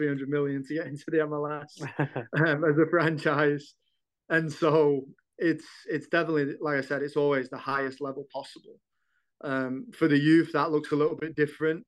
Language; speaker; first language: English; native; English